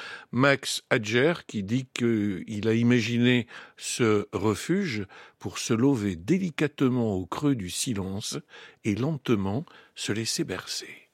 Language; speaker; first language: French; native; French